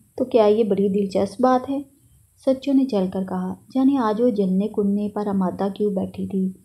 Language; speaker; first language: Urdu; native; Urdu